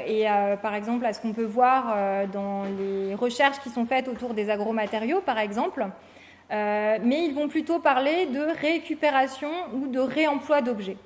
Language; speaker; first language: French; native; French